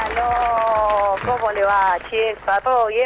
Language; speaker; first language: Spanish; native; Spanish